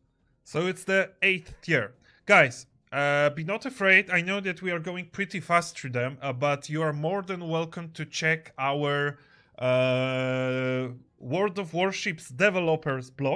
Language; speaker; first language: English; non-native, fluent; Polish